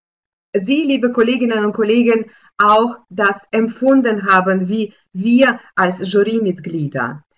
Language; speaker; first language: German; non-native, fluent; Russian